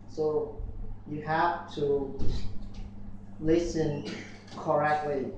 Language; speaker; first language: English; non-native, learner; Vietnamese